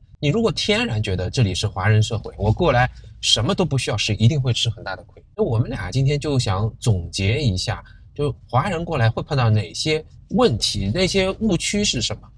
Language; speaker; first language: Chinese; native; Chinese